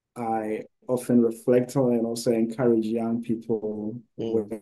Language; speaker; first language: English; non-native, local second language; Akan